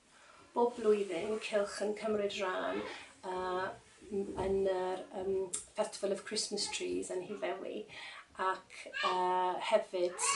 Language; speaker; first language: Welsh; non-native, learner; English